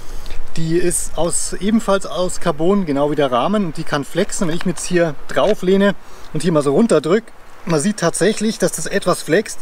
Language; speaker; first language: German; native; German